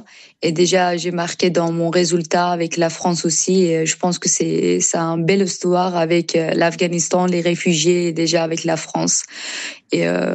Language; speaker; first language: French; non-native, learner; Persian